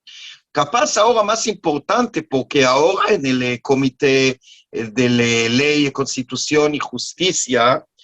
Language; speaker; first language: Spanish; non-native, learner; Hebrew